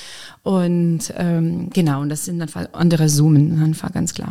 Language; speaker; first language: German; non-native, fluent; French